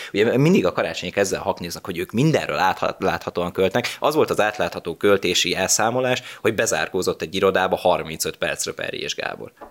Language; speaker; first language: Hungarian; native; Hungarian